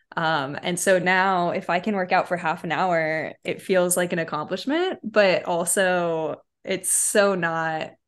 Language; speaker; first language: English; native; English